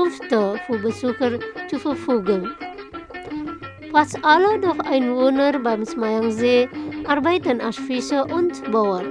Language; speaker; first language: German; non-native, fluent; Indonesian